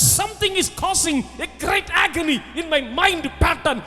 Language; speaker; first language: English; non-native, local second language; Tamil